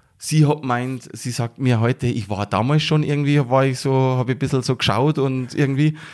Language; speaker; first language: German; native; German